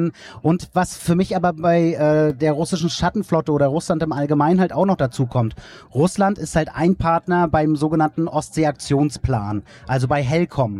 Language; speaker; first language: German; native; German